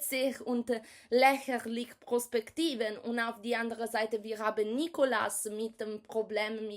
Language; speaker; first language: German; non-native, learner; Italian